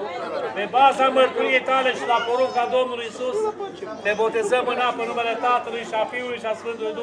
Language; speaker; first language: Romanian; native; Romanian